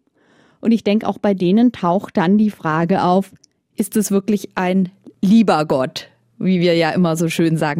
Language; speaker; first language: German; native; German